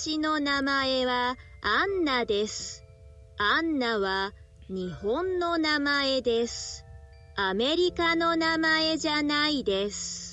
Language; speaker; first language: Japanese; non-native, learner; English